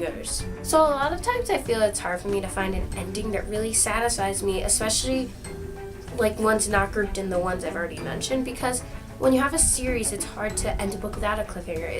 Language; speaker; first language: English; native; English